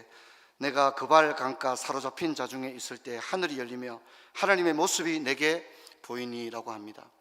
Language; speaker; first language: Korean; native; Korean